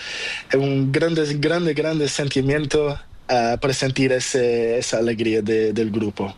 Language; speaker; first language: Spanish; non-native, learner; Portuguese